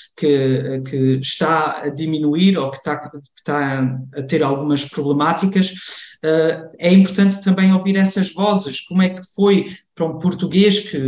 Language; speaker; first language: Portuguese; early bilingual, heritage; German